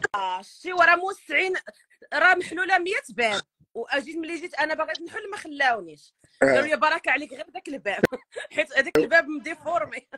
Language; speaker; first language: Arabic; native; Arabic